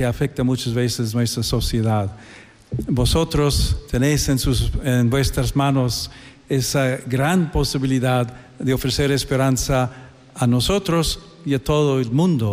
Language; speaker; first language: Spanish; non-native, fluent; English